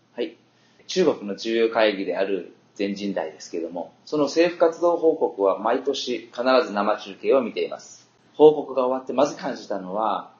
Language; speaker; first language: Japanese; native; Japanese